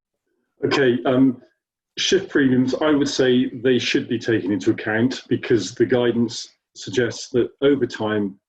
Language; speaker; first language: English; native; English